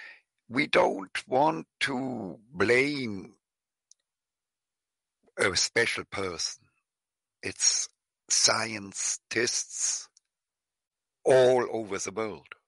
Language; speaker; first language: English; non-native, fluent; German